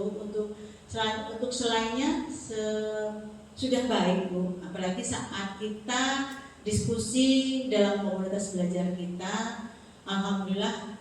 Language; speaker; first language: Indonesian; native; Indonesian